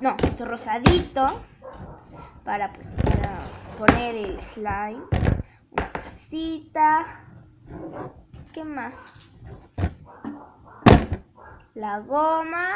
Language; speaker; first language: Spanish; native; Spanish